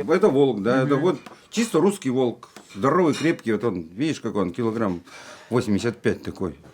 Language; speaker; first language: Russian; native; Russian